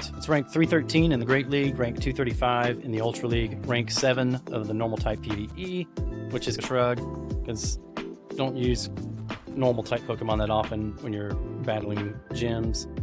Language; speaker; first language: English; native; English